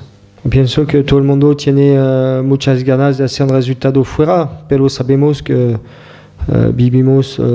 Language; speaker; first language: Spanish; non-native, fluent; French